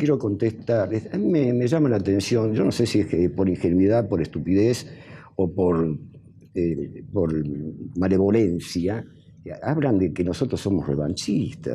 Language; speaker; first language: Spanish; native; Spanish